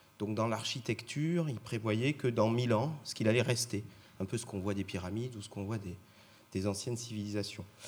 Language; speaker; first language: French; native; French